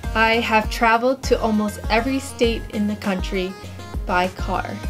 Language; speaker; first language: English; native; English